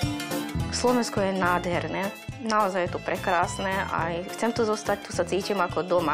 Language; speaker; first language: Slovak; non-native, fluent; Serbian